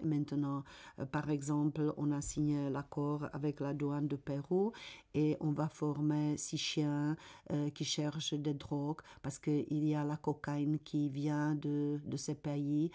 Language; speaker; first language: French; non-native, fluent; Czech